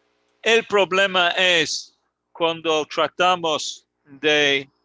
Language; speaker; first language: Spanish; non-native, fluent; English